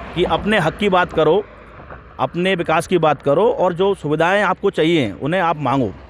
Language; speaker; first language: Hindi; native; Hindi